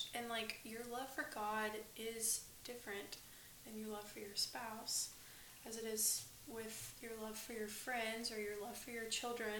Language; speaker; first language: English; native; English